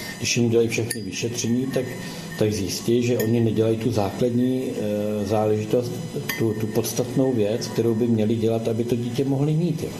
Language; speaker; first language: Czech; native; Czech